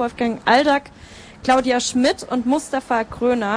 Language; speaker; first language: German; native; German